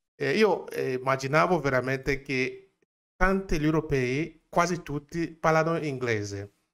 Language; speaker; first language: Italian; non-native, fluent; English